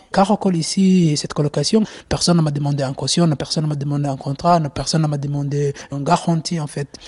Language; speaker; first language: French; non-native, learner; Somali